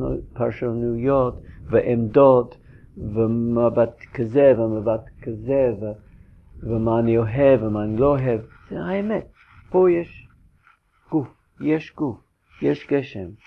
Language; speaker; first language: Hebrew; non-native, fluent; English